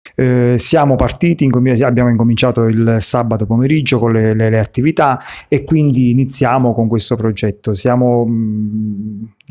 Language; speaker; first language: Italian; native; Italian